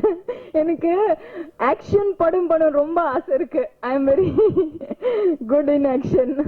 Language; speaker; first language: Tamil; non-native, learner; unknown